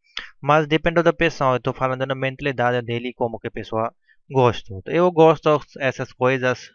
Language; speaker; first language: Portuguese; non-native, learner; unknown